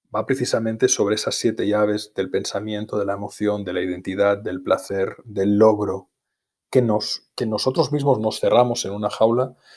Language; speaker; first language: Spanish; native; Spanish